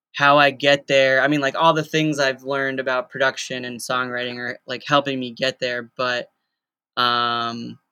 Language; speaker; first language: English; native; English